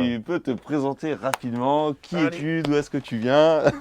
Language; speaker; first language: French; native; French